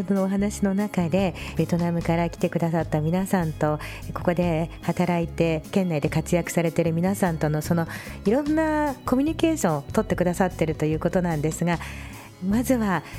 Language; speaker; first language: Japanese; native; Japanese